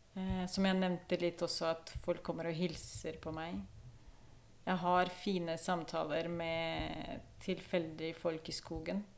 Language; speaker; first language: Norwegian; non-native, fluent; Ukrainian